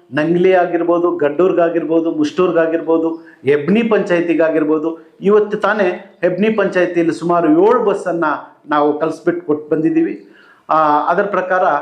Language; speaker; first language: Kannada; native; Kannada